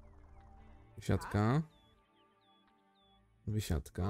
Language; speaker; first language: Polish; native; Polish